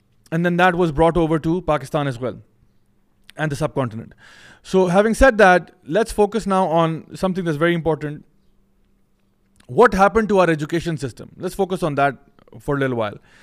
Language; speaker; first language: English; non-native, local second language; Urdu